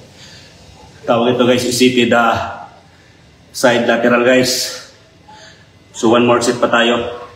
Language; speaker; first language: Filipino; native; Filipino